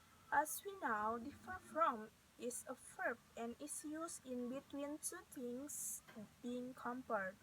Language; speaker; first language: English; non-native, learner; Indonesian